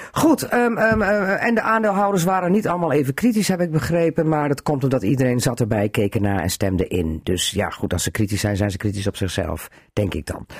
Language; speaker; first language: Dutch; native; Dutch